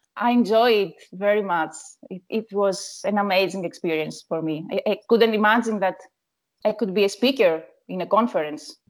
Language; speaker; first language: English; non-native, learner; Greek